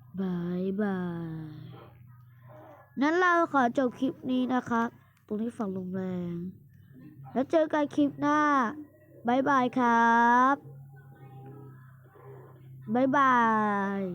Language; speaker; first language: Thai; native; Thai